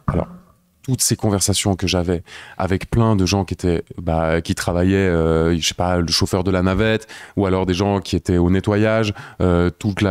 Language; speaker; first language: French; native; French